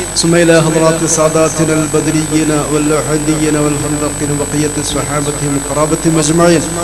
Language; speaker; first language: Arabic; non-native, fluent; Malayalam